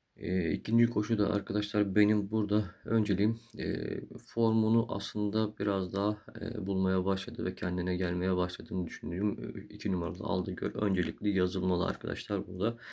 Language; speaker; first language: Turkish; native; Turkish